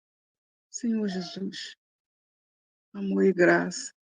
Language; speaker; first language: Portuguese; native; Portuguese